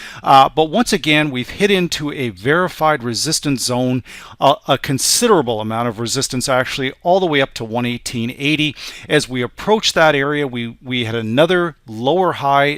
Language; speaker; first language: English; native; English